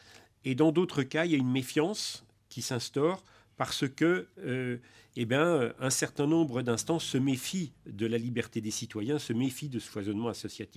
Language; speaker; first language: French; native; French